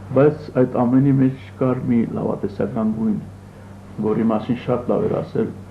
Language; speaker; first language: Armenian; early bilingual, other home language; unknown